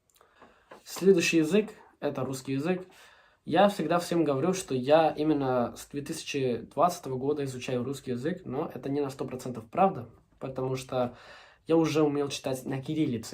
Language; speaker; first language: Russian; non-native, fluent; Spanish